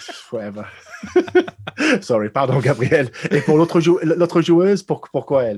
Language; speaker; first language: French; non-native, fluent; English